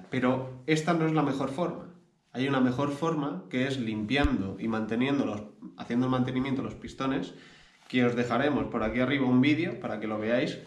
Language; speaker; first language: Spanish; native; Spanish